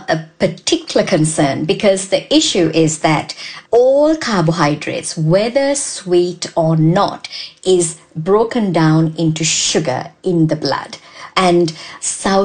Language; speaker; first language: English; non-native, local second language; Sinhala